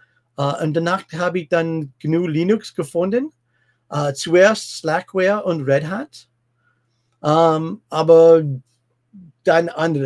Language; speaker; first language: German; non-native, fluent; English